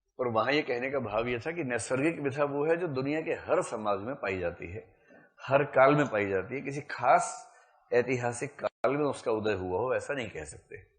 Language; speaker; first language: Hindi; native; Hindi